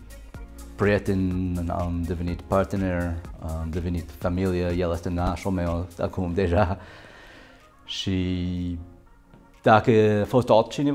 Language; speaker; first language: Romanian; non-native, learner; English